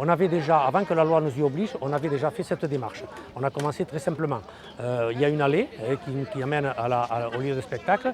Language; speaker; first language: French; native; French